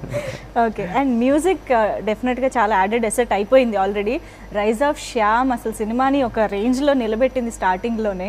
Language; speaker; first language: Telugu; native; Telugu